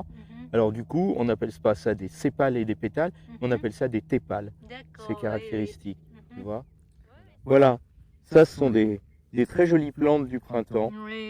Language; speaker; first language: French; native; French